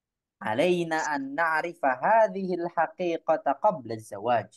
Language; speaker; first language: Arabic; non-native, fluent; Indonesian